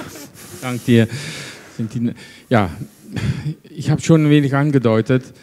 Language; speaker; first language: German; non-native, fluent; Dutch